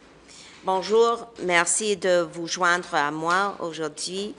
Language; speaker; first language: French; non-native, local second language; English